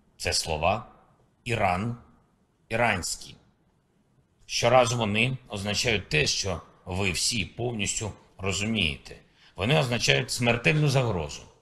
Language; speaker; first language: Ukrainian; native; Ukrainian